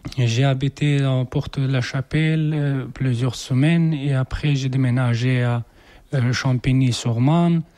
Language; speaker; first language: French; non-native, learner; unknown